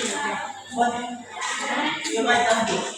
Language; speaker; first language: English; non-native, learner; Indonesian